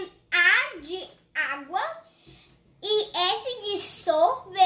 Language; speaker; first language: Portuguese; early bilingual, heritage; Portuguese